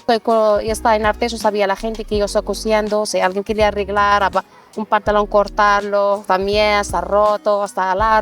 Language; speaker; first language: Spanish; non-native, learner; Arabic